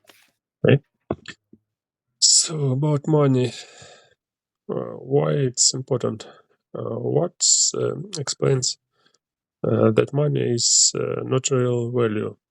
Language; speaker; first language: English; non-native, learner; Ukrainian